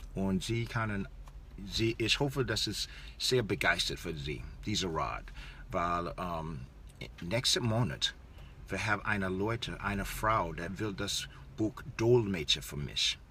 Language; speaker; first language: German; non-native, learner; English